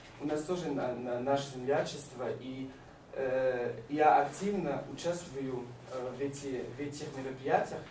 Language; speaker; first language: Russian; non-native, learner; Malagasy